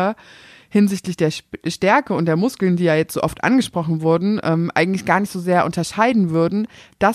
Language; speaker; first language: German; native; German